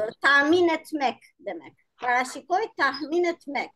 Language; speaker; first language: Turkish; non-native, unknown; Albanian